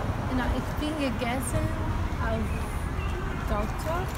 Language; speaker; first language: German; non-native, learner; Spanish